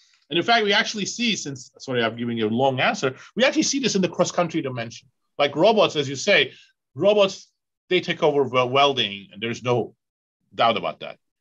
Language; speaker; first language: English; non-native, fluent; Turkish